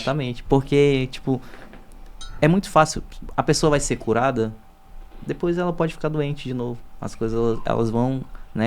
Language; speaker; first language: Portuguese; native; Portuguese